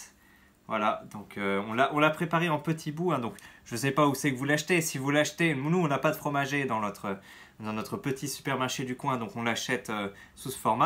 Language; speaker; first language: French; native; French